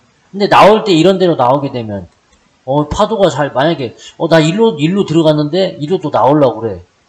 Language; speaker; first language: Korean; native; Korean